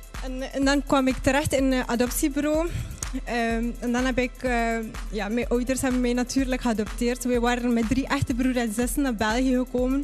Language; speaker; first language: Dutch; early bilingual, other home language; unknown